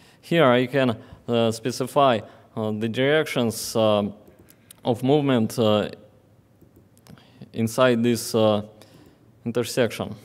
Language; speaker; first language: English; non-native, fluent; Russian